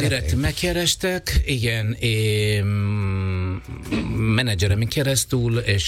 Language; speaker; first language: Hungarian; non-native, learner; Italian